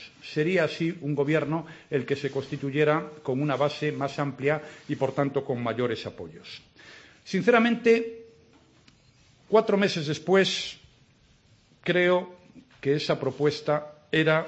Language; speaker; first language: Spanish; native; Spanish